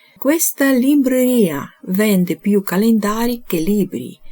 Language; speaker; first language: Italian; non-native, fluent; Ukrainian